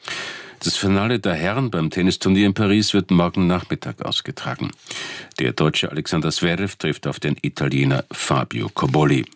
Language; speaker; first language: German; native; German